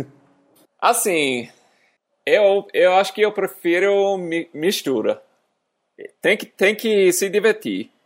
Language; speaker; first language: Portuguese; non-native, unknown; English